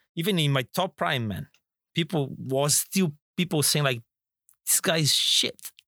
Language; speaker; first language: English; non-native, fluent; Portuguese